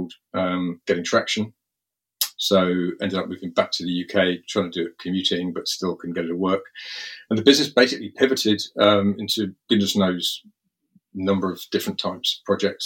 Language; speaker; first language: English; native; English